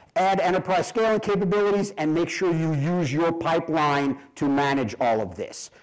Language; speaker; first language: English; native; English